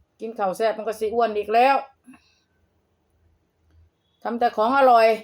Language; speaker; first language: Thai; non-native, local second language; Lao